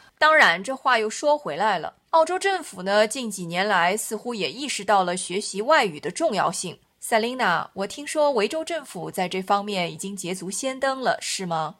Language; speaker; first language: Chinese; native; Chinese